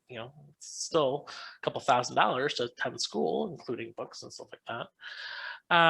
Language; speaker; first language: English; native; English